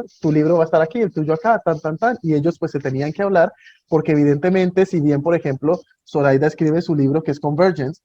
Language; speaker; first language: Spanish; native; Spanish